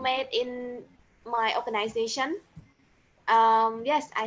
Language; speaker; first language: English; non-native, learner; Khmer